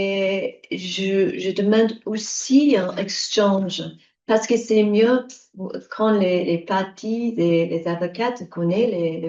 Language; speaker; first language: French; non-native, learner; English